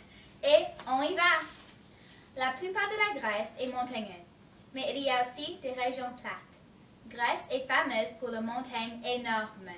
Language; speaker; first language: French; non-native, learner; English